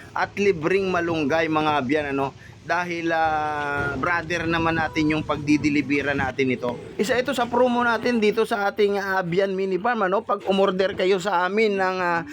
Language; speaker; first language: Filipino; non-native, local second language; Bikol